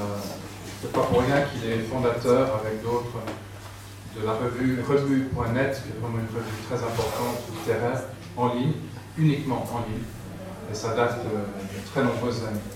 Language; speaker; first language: French; native; French